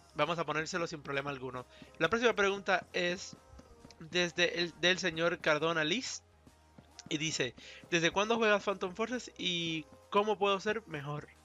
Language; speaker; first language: Spanish; native; Spanish